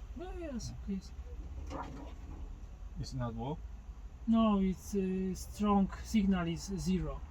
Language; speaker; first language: English; non-native, learner; Polish